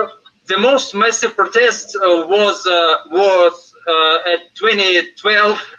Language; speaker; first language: English; non-native, fluent; Russian